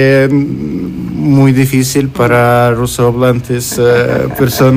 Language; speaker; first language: Spanish; non-native, learner; Russian